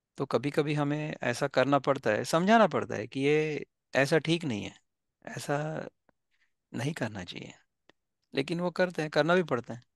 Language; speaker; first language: Hindi; non-native, local second language; Marathi